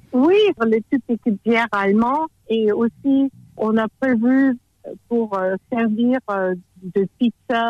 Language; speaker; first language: French; non-native, fluent; German